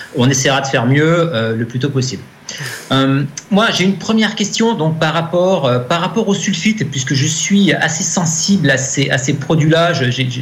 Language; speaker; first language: French; native; French